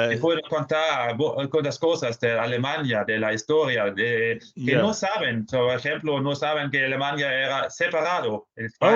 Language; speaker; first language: Spanish; non-native, fluent; German